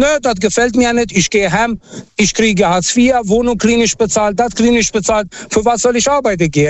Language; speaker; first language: German; non-native, fluent; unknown